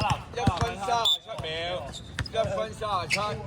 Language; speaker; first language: Chinese; native; Chinese